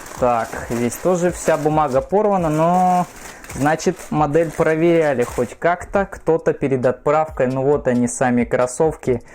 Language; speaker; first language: Russian; native; Russian